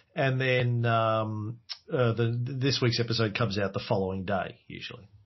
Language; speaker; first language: English; native; English